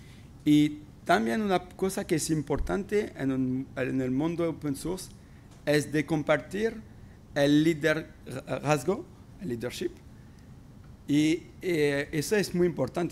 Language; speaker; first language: Spanish; non-native, fluent; French